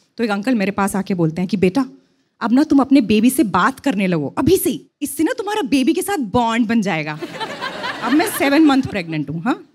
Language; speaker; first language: Hindi; native; Hindi